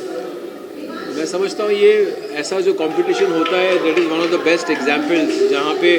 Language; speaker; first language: Hindi; native; Hindi